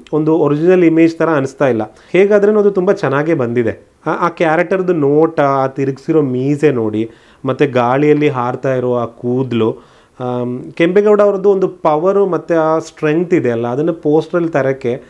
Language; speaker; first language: Kannada; non-native, local second language; Malayalam